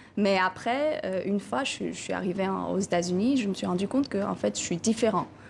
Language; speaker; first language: French; non-native, learner; Chinese